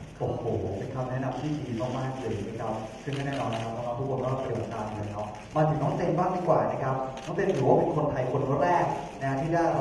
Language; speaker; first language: Thai; native; Thai